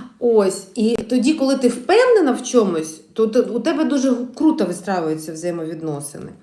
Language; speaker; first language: Ukrainian; non-native, local second language; Russian